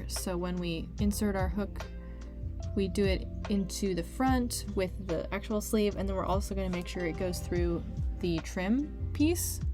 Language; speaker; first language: English; native; English